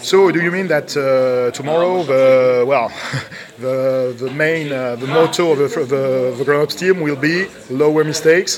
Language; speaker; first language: English; non-native, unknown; French